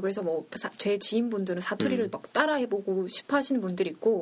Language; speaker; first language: Korean; native; Korean